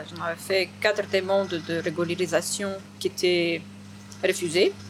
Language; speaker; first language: French; non-native, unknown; Ukrainian